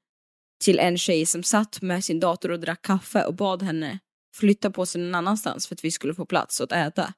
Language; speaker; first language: Swedish; native; Swedish